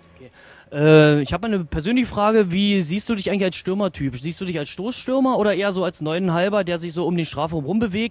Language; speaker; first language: German; native; German